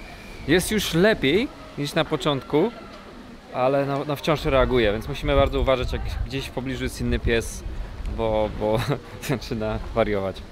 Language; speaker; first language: Polish; native; Polish